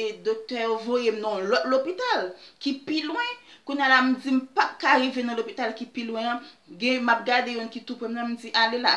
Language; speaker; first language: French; non-native, learner; Haitian Creole